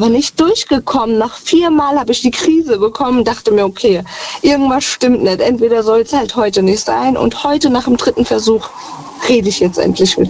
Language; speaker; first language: German; native; German